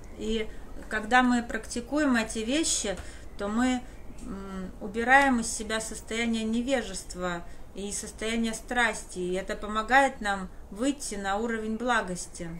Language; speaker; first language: Russian; native; Russian